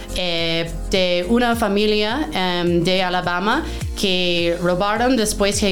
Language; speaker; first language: Spanish; non-native, fluent; English